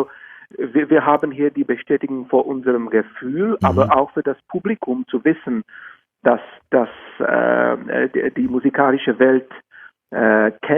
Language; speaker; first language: German; non-native, fluent; Czech